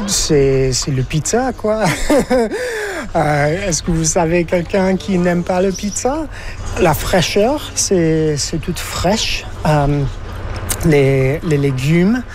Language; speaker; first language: French; non-native, fluent; English